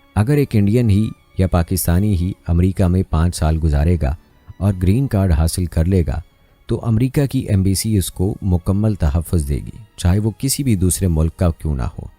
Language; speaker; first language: Urdu; native; Urdu